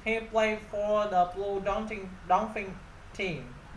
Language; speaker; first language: English; non-native, learner; Vietnamese